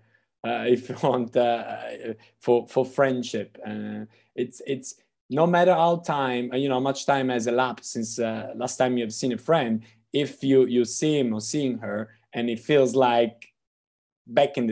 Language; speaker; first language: English; non-native, fluent; Italian